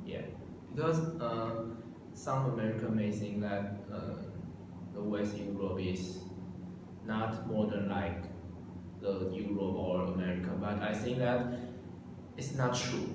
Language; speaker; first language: English; non-native, learner; Chinese